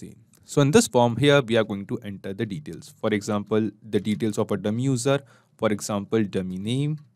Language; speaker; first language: English; non-native, local second language; Hindi